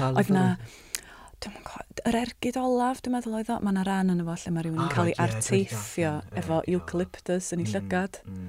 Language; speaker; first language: Welsh; native; Welsh